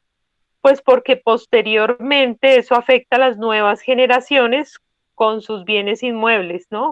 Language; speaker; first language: Spanish; native; Spanish